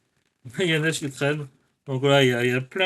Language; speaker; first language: French; native; French